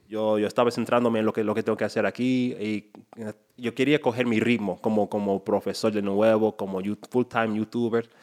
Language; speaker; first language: Spanish; non-native, fluent; English